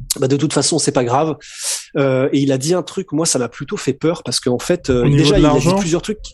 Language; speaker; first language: French; native; French